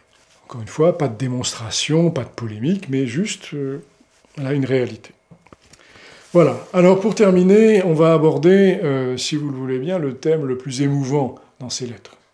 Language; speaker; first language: French; native; French